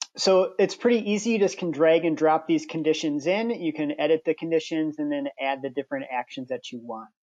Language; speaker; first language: English; native; English